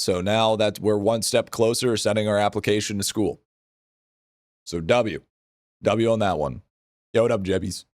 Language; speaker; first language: English; native; English